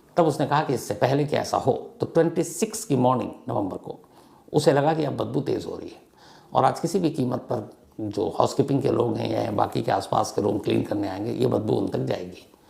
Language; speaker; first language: Hindi; native; Hindi